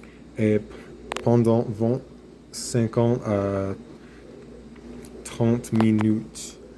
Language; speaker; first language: French; non-native, learner; English